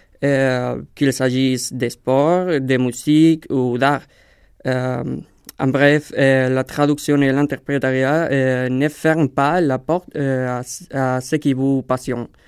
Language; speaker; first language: French; non-native, learner; Spanish